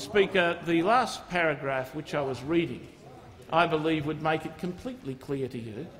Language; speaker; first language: English; native; English